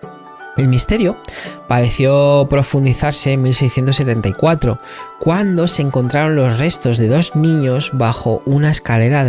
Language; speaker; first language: Spanish; native; Spanish